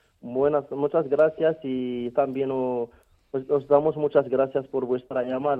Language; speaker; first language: Spanish; non-native, fluent; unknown